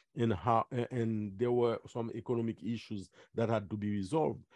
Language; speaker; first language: English; non-native, fluent; Haitian Creole